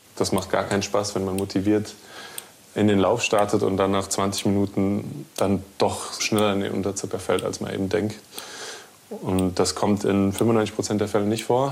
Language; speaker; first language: German; native; German